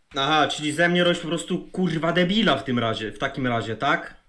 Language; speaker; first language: Polish; native; Polish